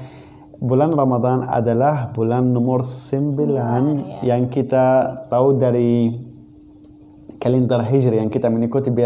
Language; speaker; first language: Indonesian; non-native, learner; Arabic